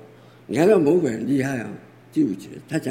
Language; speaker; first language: Chinese; native; Chinese